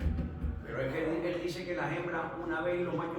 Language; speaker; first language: Spanish; native; Spanish